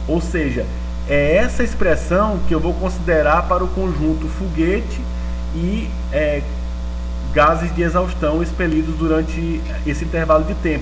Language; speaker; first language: Portuguese; native; Portuguese